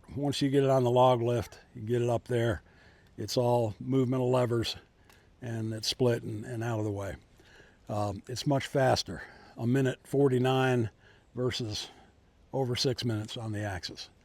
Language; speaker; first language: English; native; English